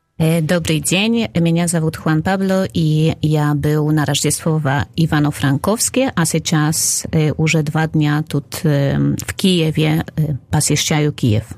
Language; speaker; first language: Russian; non-native, fluent; Polish